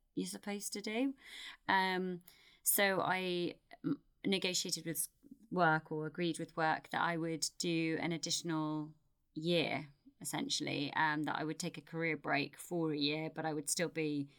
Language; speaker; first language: English; native; English